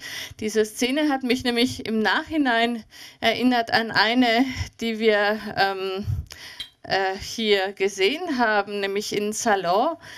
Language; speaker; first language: German; native; German